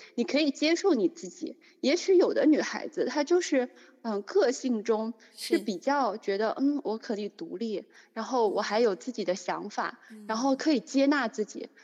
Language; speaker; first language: Chinese; native; Chinese